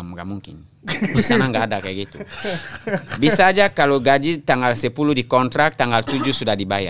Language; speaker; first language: Indonesian; non-native, local second language; French